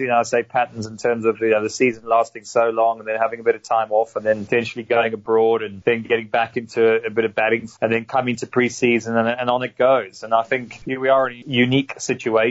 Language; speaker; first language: English; native; English